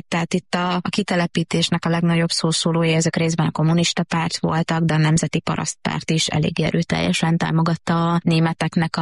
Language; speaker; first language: Hungarian; native; Hungarian